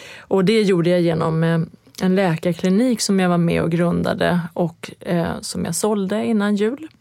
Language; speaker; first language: Swedish; early bilingual, other home language; Persian